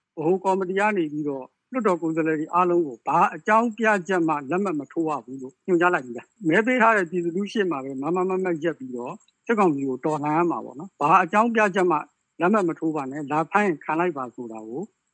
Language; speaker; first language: Burmese; native; Burmese